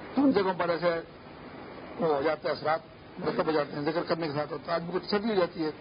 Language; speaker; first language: Urdu; non-native, local second language; Pashto